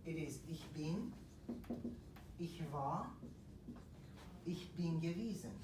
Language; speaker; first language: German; non-native, fluent; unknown